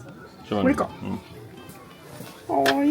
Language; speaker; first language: Japanese; native; Japanese